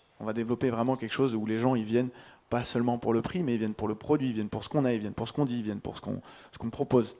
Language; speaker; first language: French; native; French